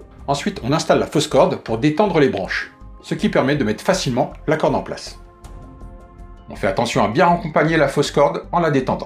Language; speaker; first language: French; native; French